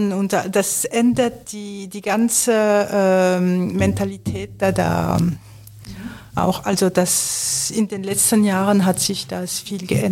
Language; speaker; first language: German; non-native, fluent; French